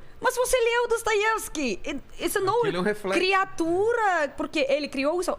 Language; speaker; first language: Portuguese; non-native, fluent; Russian